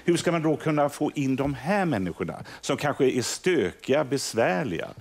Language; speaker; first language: Swedish; native; Swedish